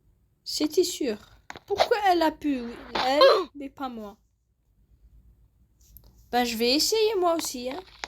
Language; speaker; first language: French; native; French